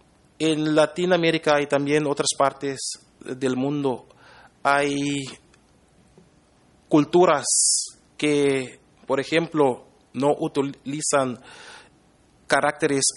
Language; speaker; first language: Spanish; non-native, fluent; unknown